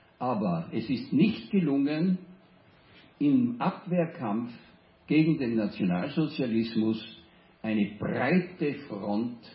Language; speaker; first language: German; native; German